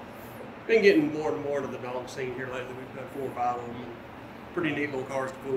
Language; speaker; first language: English; native; English